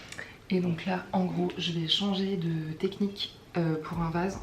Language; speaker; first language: French; native; French